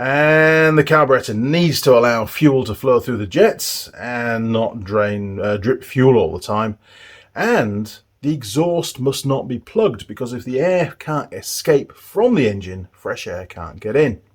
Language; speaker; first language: English; native; English